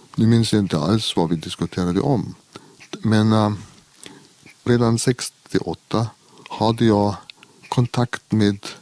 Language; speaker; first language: Swedish; non-native, fluent; German